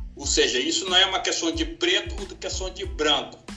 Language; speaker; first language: Portuguese; non-native, fluent; Wolof